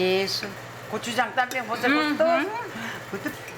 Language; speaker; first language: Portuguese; non-native, learner; Korean